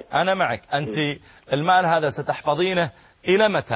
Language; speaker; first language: Arabic; native; Arabic